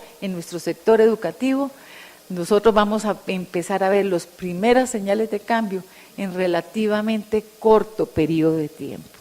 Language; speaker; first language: Spanish; native; Spanish